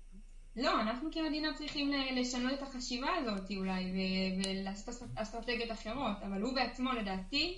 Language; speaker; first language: Hebrew; native; Hebrew